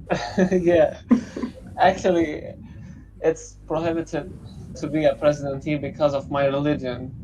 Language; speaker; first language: English; non-native, learner; Arabic